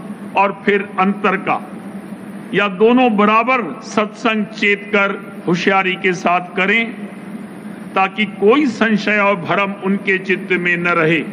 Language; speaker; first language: Hindi; native; Hindi